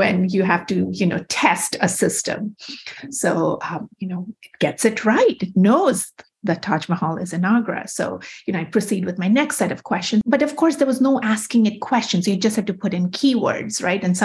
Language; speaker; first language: English; non-native, local second language; Bangla